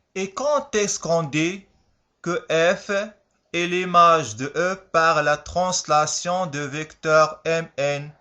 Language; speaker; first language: French; non-native, local second language; Arabic